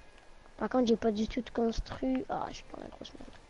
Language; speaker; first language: French; native; French